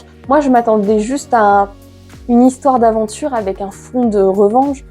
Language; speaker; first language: French; native; French